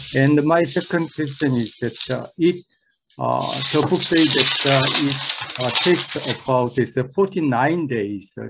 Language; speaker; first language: English; non-native, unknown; Korean